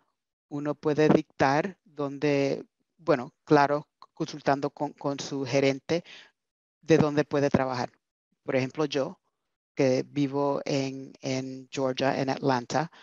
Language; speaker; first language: Spanish; early bilingual, heritage; Spanish